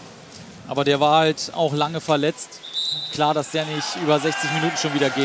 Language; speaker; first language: German; native; German